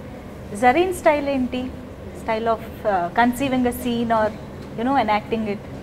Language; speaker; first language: Telugu; native; Telugu